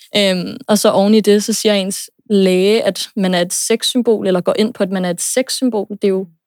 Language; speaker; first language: Danish; early bilingual, other home language; English